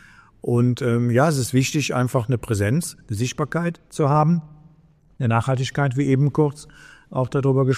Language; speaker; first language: German; native; German